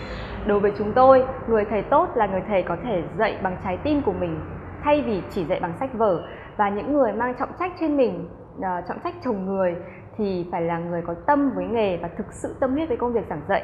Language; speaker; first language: Vietnamese; native; Vietnamese